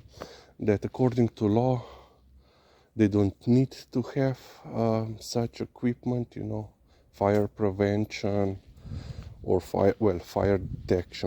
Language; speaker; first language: English; non-native, fluent; Slovenian